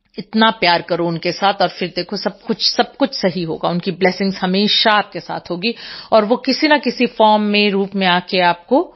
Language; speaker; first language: Hindi; non-native, local second language; Bangla